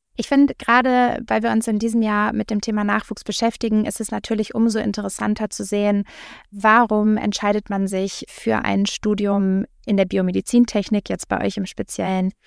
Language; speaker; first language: German; native; German